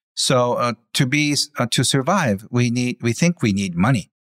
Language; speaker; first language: English; non-native, fluent; Japanese